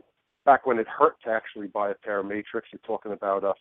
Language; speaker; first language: English; native; English